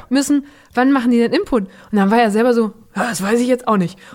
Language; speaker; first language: German; native; German